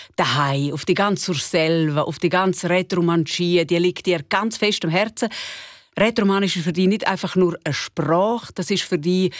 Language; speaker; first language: German; native; German